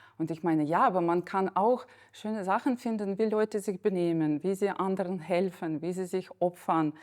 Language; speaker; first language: German; non-native, fluent; Ukrainian